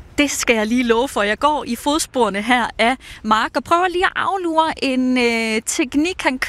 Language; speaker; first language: Danish; native; Danish